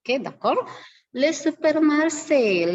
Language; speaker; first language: French; non-native, learner; Indonesian